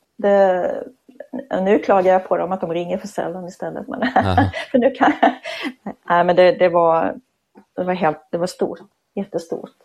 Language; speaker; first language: Swedish; native; Swedish